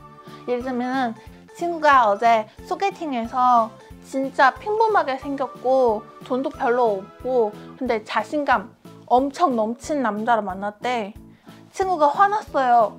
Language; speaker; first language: Korean; non-native, fluent; Chinese